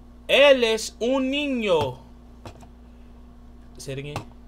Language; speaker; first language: Spanish; non-native, learner; English